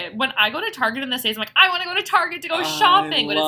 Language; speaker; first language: English; non-native, fluent; Hungarian